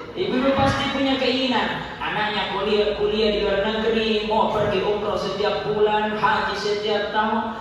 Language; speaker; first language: Indonesian; native; Indonesian